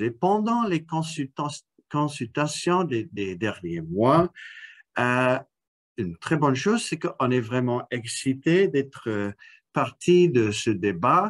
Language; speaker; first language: French; non-native, fluent; English